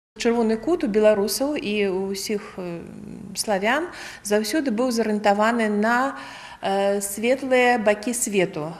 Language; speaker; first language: Belarusian; native; Belarusian